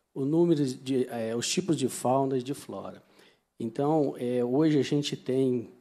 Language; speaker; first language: Portuguese; native; Portuguese